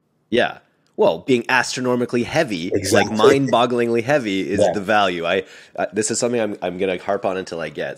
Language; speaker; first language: English; native; English